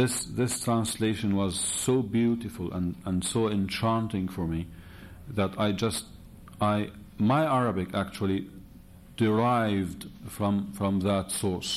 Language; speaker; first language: English; non-native, fluent; Arabic